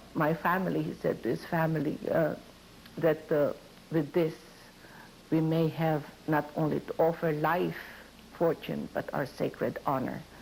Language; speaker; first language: English; non-native, local second language; Filipino